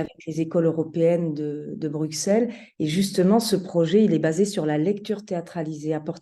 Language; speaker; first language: French; native; French